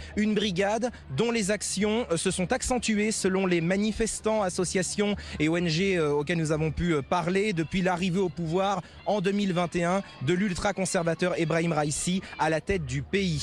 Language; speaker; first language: French; native; French